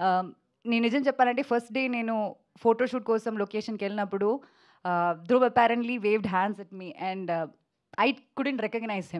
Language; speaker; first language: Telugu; non-native, local second language; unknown